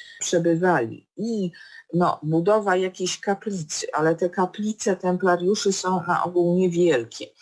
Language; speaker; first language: Polish; native; Polish